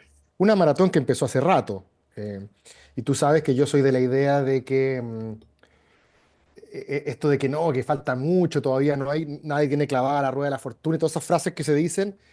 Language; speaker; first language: Spanish; native; Spanish